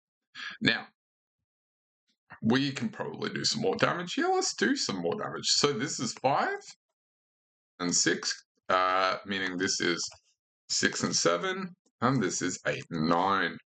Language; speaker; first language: English; native; English